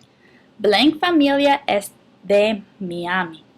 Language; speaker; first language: Spanish; non-native, fluent; English